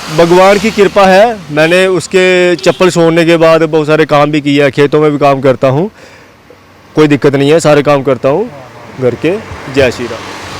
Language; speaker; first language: Hindi; non-native, local second language; Dogri